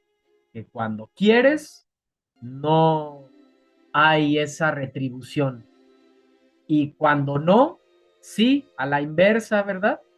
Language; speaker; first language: Spanish; native; Spanish